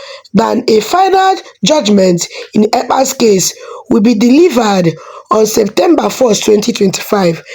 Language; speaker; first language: English; non-native, local second language; Igbo